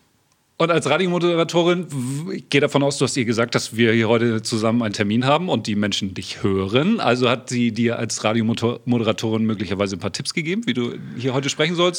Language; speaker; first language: German; native; German